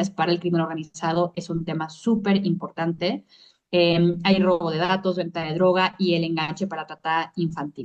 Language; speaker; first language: Spanish; native; Spanish